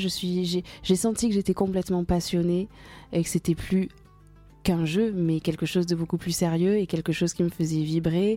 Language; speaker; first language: French; native; French